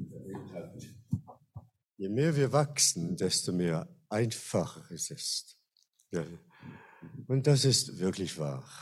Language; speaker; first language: German; non-native, fluent; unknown